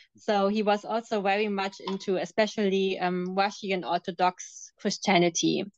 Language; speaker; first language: English; non-native, fluent; German